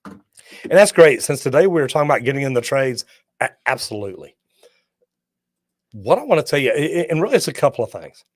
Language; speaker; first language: English; native; English